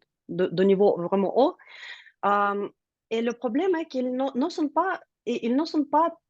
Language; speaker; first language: French; non-native, learner; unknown